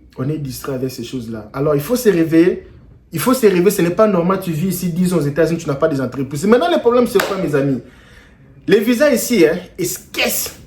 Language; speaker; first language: French; non-native, local second language; Lingala